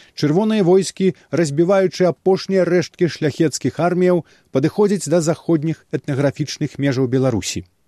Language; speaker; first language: Belarusian; native; Belarusian